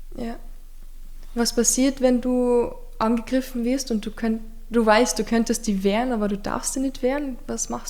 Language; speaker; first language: German; native; German